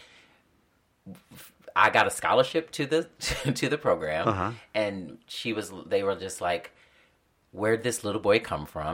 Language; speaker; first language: English; native; English